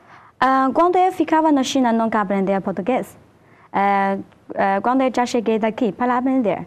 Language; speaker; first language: Portuguese; non-native, learner; Chinese